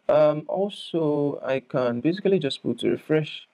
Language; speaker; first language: English; non-native, local second language; Yoruba